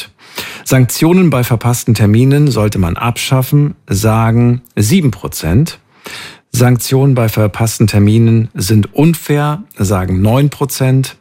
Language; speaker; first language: German; native; German